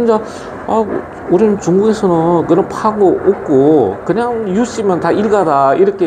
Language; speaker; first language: Korean; early bilingual, other home language; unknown